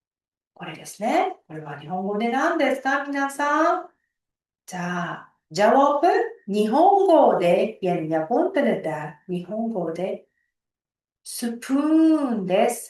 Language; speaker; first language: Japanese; non-native, fluent; Uzbek